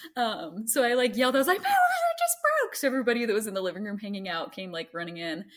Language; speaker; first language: English; native; English